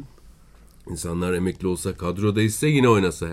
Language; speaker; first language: Turkish; native; Turkish